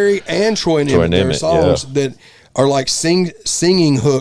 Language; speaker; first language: English; native; English